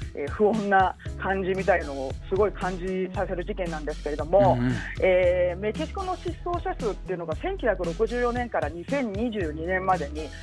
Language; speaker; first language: Japanese; native; Japanese